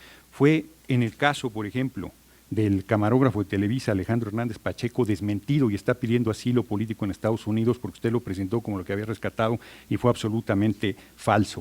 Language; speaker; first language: Spanish; native; Spanish